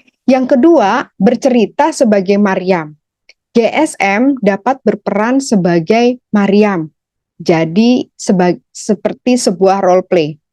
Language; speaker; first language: Indonesian; native; Indonesian